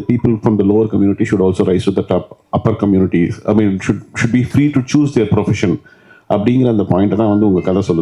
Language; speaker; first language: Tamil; native; Tamil